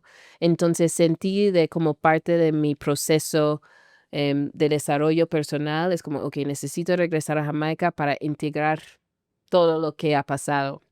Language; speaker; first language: Spanish; non-native, fluent; English